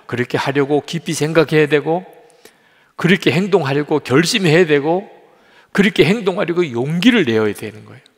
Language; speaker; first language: Korean; native; Korean